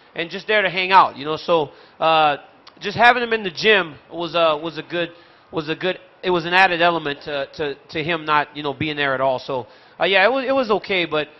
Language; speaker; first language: English; native; English